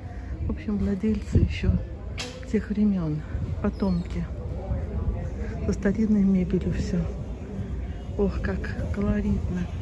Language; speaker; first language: Russian; native; Russian